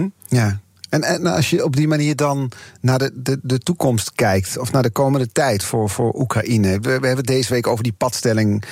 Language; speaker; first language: Dutch; native; Dutch